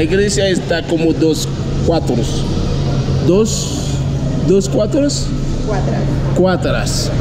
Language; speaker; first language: Spanish; non-native, learner; Haitian Creole